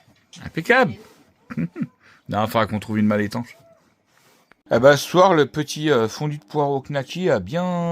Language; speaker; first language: French; native; French